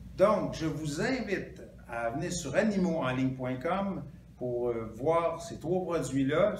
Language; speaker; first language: French; native; French